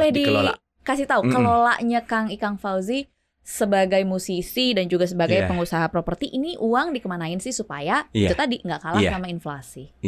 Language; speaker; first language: Indonesian; native; Indonesian